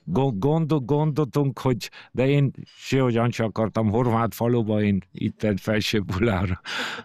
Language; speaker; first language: Hungarian; early bilingual, heritage; Hungarian